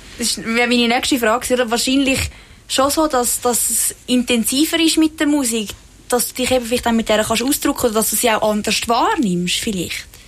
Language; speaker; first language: German; native; German